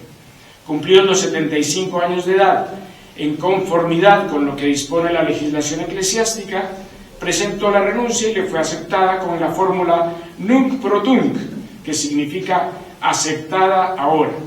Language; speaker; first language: Spanish; native; Spanish